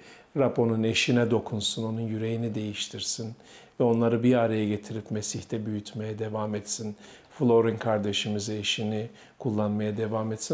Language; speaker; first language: Turkish; native; Turkish